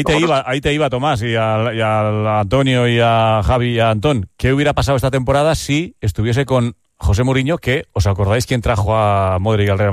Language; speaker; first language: Spanish; native; Spanish